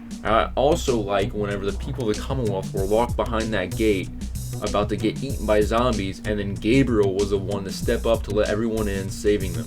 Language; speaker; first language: English; native; English